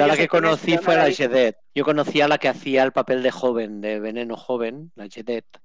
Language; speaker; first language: Spanish; native; Spanish